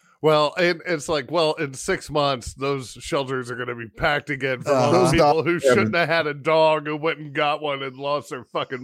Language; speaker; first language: English; native; English